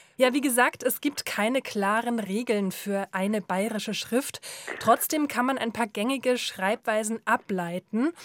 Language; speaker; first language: German; native; German